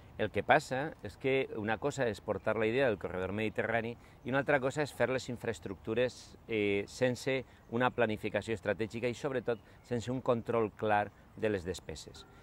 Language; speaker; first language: Catalan; non-native, local second language; Spanish